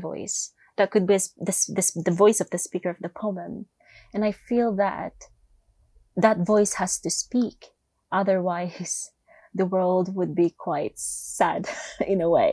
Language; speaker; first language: English; non-native, local second language; Filipino